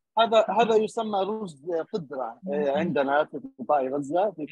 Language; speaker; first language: Arabic; native; Arabic